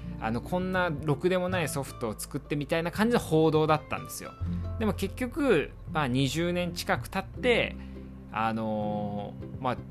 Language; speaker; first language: Japanese; native; Japanese